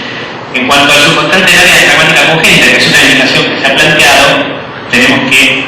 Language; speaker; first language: Spanish; native; Spanish